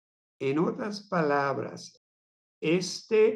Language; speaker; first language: Spanish; non-native, fluent; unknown